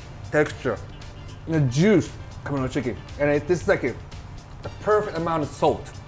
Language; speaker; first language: English; non-native, fluent; Japanese